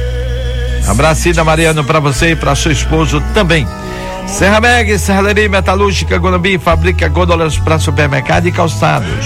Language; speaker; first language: Portuguese; native; Portuguese